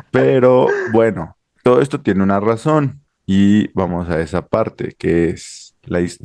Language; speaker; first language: Spanish; native; Spanish